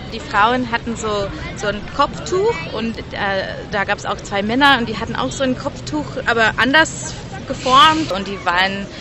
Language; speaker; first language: German; non-native, fluent; English